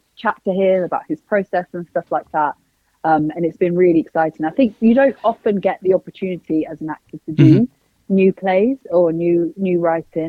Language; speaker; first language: English; native; English